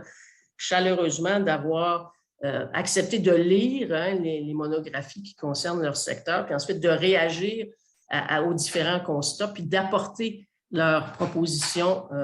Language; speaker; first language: French; native; French